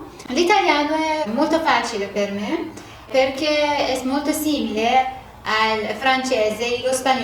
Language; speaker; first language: Italian; non-native, learner; Persian